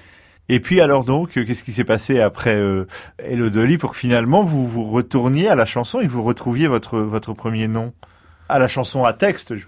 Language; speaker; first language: French; native; French